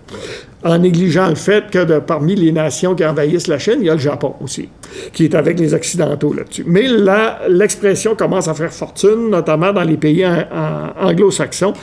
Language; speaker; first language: French; native; French